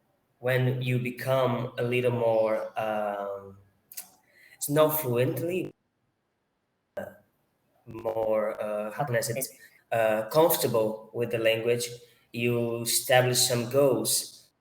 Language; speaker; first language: English; non-native, fluent; Portuguese